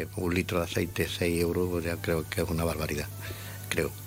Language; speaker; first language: Spanish; native; Spanish